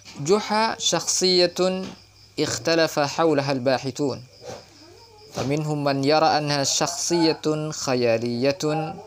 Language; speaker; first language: Arabic; non-native, fluent; Indonesian